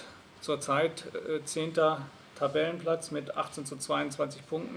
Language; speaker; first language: German; native; German